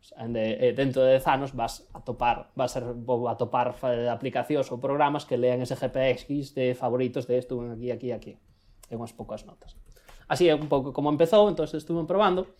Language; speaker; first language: Galician; native; Galician